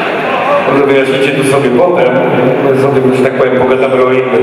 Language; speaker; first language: Polish; native; Polish